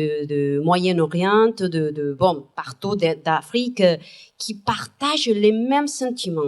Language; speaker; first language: French; non-native, fluent; Spanish